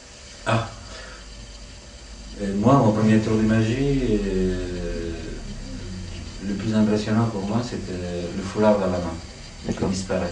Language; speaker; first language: French; non-native, fluent; Italian